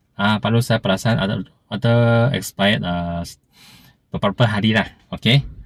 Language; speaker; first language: Malay; non-native, local second language; Chinese